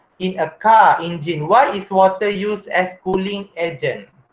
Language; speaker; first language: English; non-native, local second language; Malay